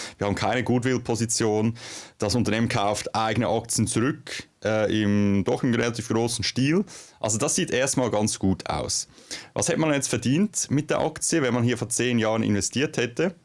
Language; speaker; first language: German; native; German